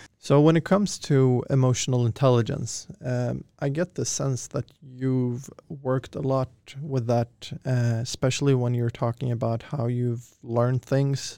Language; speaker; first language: English; non-native, fluent; Swedish